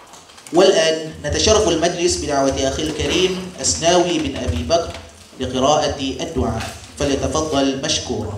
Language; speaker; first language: Arabic; non-native, fluent; Malay